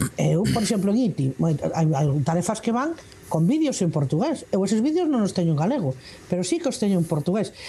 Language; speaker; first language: Galician; non-native, local second language; Spanish